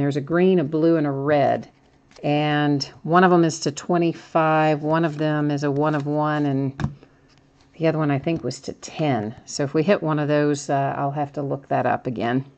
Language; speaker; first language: English; native; English